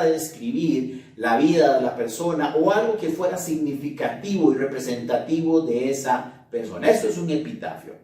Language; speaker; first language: Spanish; native; Spanish